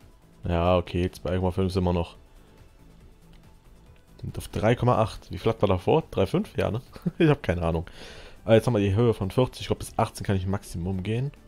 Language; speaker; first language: German; native; German